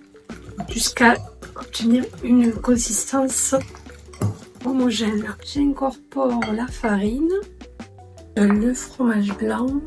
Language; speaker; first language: French; native; French